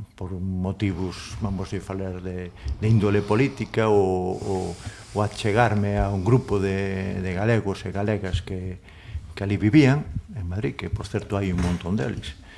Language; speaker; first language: Galician; non-native, local second language; Spanish